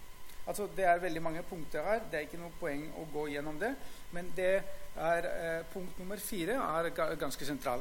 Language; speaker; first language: Norwegian; non-native, fluent; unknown